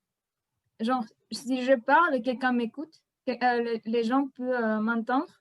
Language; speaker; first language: French; non-native, fluent; Spanish